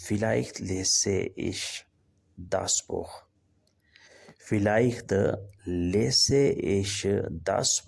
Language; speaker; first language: German; non-native, fluent; Urdu